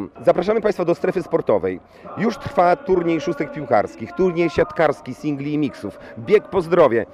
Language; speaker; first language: Polish; native; Polish